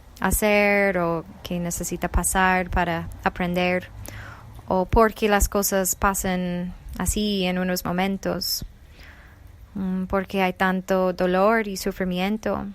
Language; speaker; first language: Spanish; non-native, fluent; English